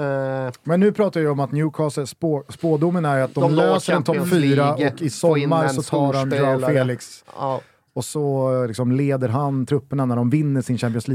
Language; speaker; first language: Swedish; native; Swedish